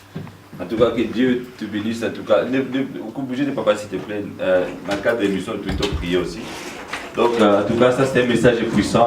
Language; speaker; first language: French; non-native, local second language; Lingala